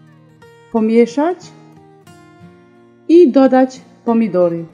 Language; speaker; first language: Polish; non-native, learner; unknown